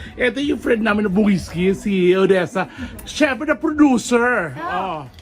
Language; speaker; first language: Filipino; native; Filipino